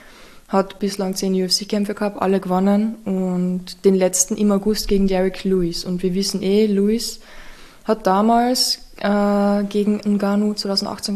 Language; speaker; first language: German; native; German